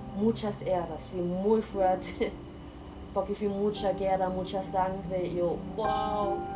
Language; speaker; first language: Spanish; non-native, learner; German